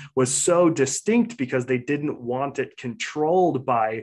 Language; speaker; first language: English; native; English